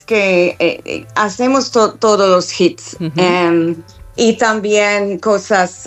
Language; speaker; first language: Spanish; non-native, fluent; English